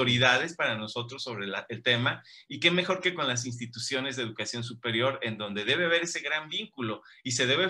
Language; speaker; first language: Spanish; native; Spanish